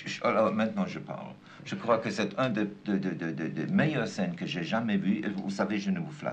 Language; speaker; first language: French; non-native, fluent; German